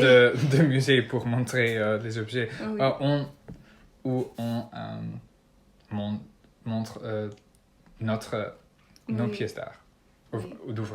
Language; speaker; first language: French; non-native, learner; Dutch